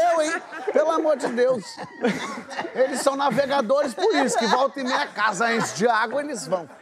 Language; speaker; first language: Portuguese; native; Portuguese